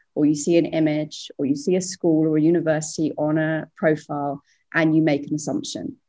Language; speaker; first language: English; native; English